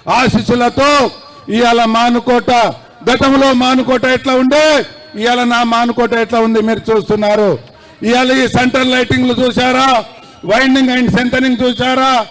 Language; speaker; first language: Telugu; non-native, local second language; Lambadi